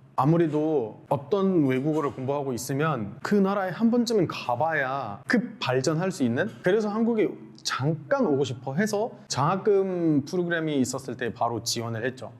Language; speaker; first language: Korean; non-native, fluent; Arabic